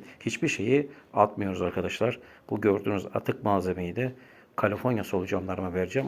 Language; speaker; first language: Turkish; native; Turkish